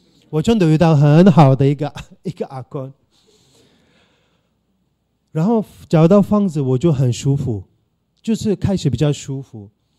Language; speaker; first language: Chinese; non-native, fluent; Turkish